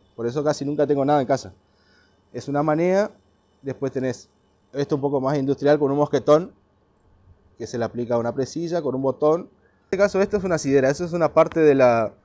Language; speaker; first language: Spanish; native; Spanish